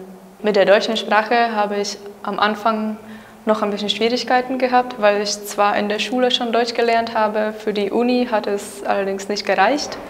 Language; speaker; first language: German; non-native, fluent; Czech